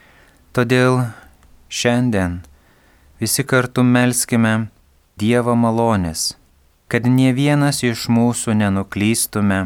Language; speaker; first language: Lithuanian; native; Lithuanian